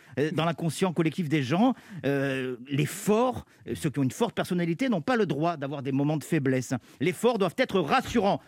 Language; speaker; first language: French; native; French